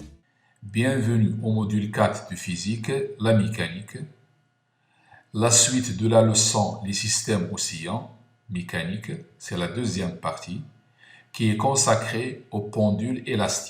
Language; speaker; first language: French; non-native, local second language; Arabic